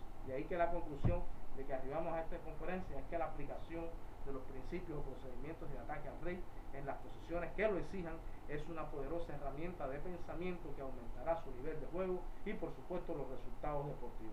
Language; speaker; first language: Spanish; native; Spanish